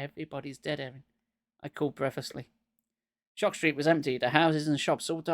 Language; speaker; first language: English; native; English